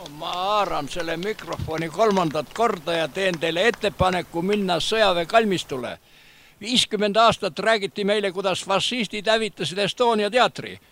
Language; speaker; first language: Estonian; native; Estonian